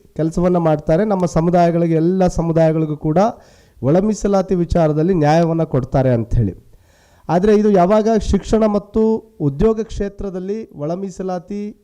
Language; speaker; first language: Kannada; non-native, local second language; Lambadi